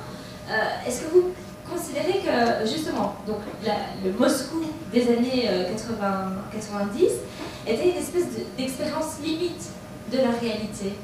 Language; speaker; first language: French; native; French